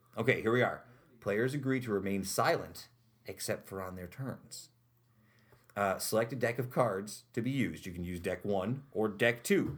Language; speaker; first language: English; native; English